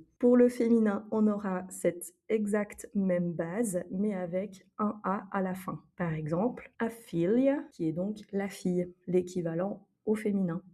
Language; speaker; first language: French; native; French